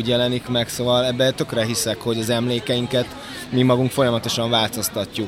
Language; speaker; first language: Hungarian; native; Hungarian